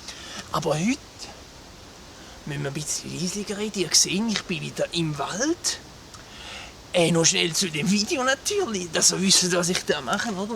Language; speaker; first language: German; native; German